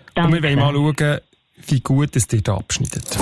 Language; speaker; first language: German; native; German